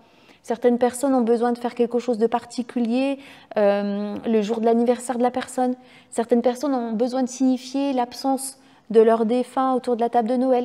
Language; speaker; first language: French; native; French